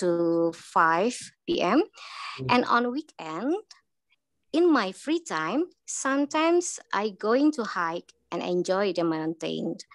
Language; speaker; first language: English; non-native, learner; Indonesian